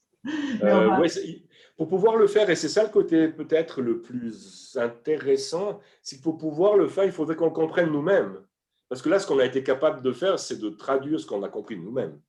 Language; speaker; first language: French; native; French